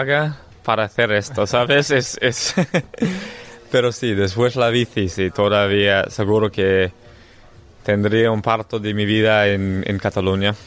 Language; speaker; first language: Spanish; non-native, learner; English